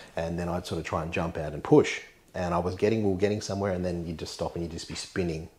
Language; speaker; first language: English; native; English